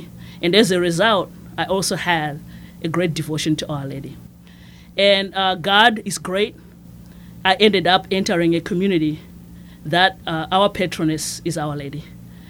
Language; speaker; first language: English; non-native, local second language; Shona